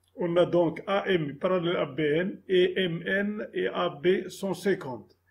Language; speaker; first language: French; non-native, local second language; Arabic